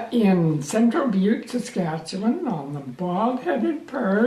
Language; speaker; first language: English; native; English